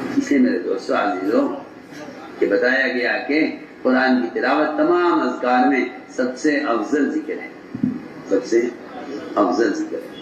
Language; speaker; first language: Urdu; native; Urdu